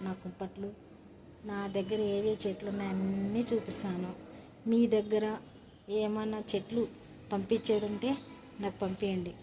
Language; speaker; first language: Telugu; native; Telugu